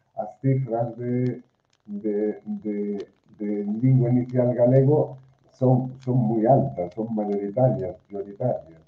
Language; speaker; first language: Galician; non-native, local second language; Spanish